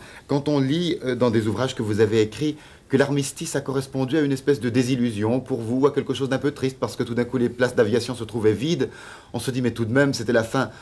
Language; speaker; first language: French; native; French